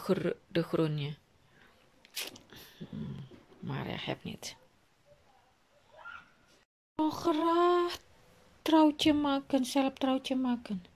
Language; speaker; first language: Dutch; non-native, learner; Indonesian